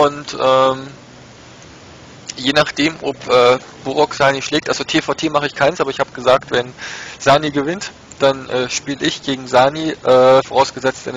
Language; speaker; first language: German; native; German